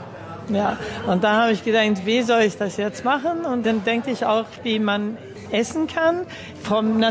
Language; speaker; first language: German; early bilingual, heritage; German